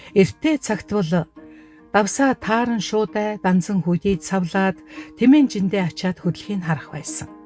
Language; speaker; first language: Mongolian; native; Mongolian